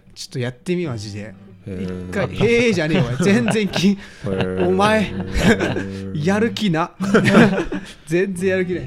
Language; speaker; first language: Japanese; native; Japanese